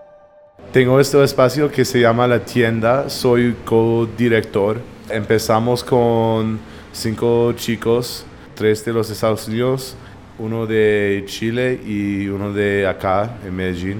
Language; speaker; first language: Spanish; non-native, fluent; English